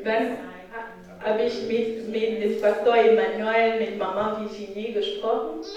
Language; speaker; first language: German; non-native, learner; French